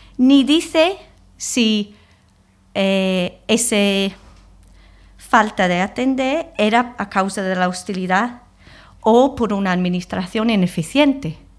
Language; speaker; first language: Spanish; non-native, fluent; English